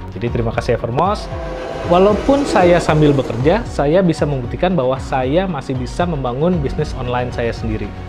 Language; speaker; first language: Indonesian; native; Indonesian